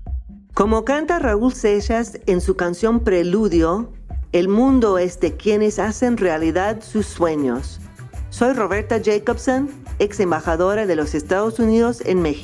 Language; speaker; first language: Spanish; non-native, fluent; English